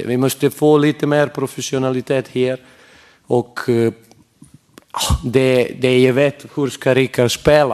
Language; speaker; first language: Swedish; non-native, fluent; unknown